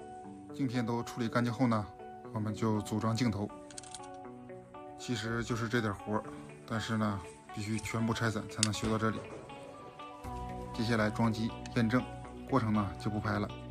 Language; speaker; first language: Chinese; native; Chinese